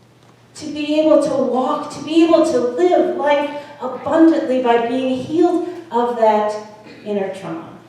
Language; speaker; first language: English; native; English